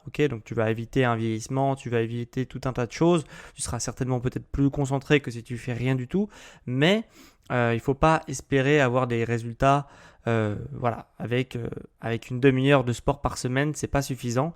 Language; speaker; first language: French; native; French